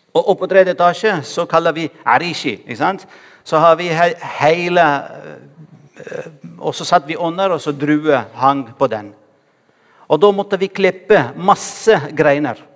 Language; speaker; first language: Norwegian; non-native, fluent; Arabic